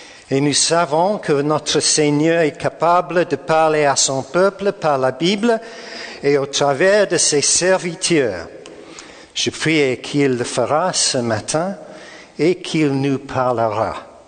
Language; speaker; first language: French; non-native, learner; English